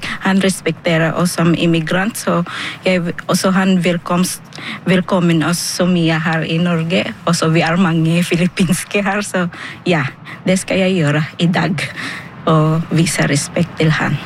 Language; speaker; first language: Norwegian; non-native, learner; Filipino